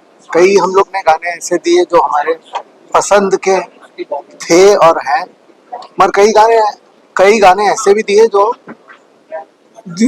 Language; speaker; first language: Hindi; native; Hindi